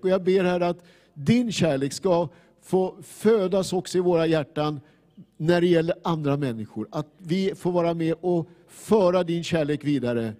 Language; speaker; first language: Swedish; native; Swedish